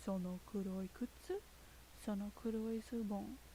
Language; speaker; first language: Japanese; non-native, learner; English